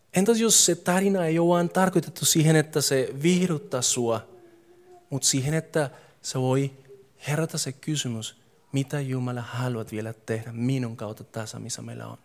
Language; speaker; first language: Finnish; non-native, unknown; English